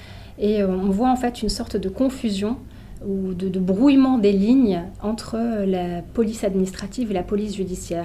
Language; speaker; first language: French; native; French